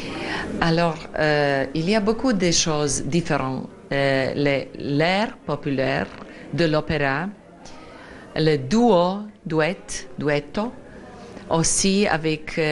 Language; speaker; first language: French; non-native, fluent; Serbian